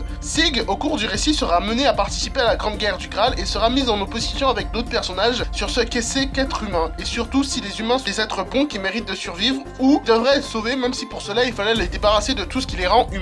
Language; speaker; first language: French; native; French